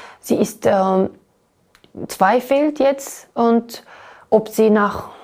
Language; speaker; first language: German; non-native, learner; Uyghur